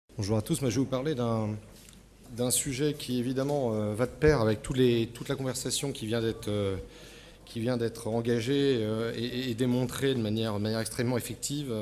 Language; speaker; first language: French; native; French